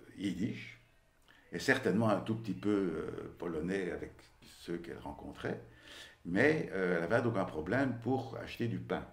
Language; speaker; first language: French; native; French